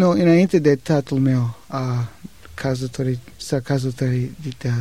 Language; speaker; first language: Romanian; non-native, learner; English